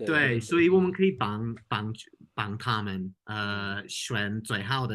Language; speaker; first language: Chinese; non-native, fluent; English